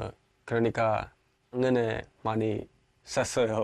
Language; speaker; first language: Korean; non-native, learner; Indonesian